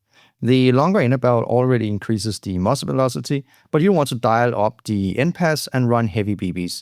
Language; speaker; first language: English; non-native, fluent; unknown